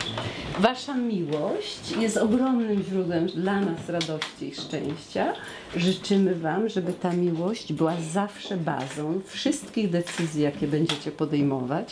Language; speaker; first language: Polish; non-native, learner; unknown